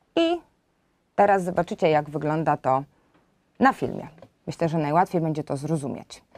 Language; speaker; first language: Polish; native; Polish